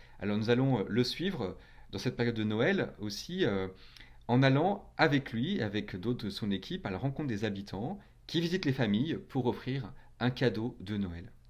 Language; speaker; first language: French; native; French